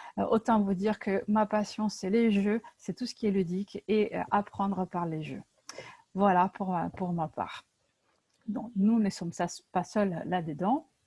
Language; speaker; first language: French; non-native, fluent; Italian